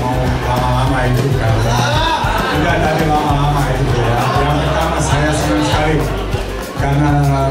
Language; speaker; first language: Indonesian; non-native, fluent; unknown